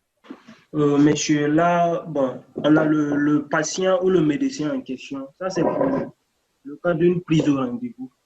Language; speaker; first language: French; non-native, local second language; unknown